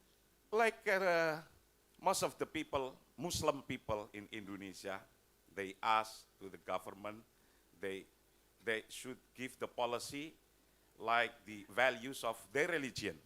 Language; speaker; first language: English; non-native, fluent; Indonesian